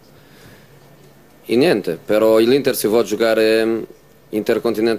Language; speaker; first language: Italian; non-native, fluent; Portuguese